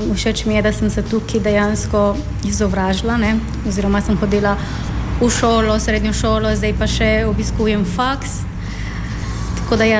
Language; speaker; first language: Slovenian; non-native, fluent; Spanish